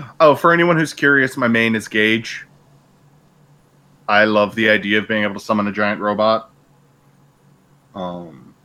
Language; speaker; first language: English; native; English